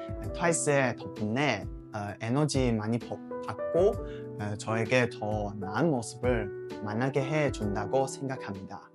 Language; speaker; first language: Korean; non-native, fluent; Chinese